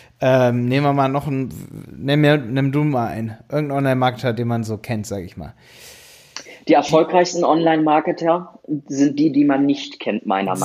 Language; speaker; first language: German; native; German